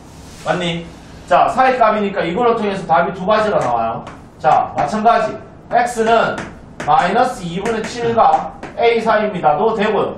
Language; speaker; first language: Korean; native; Korean